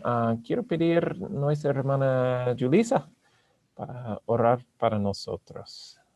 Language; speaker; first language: Spanish; non-native, learner; English